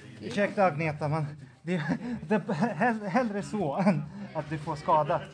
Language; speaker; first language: Swedish; non-native, fluent; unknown